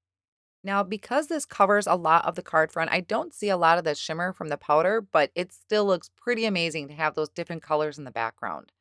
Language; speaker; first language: English; native; English